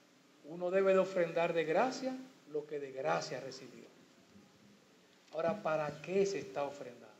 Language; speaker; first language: Spanish; native; Spanish